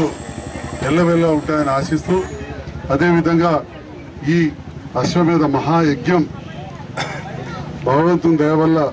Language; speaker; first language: Telugu; native; Telugu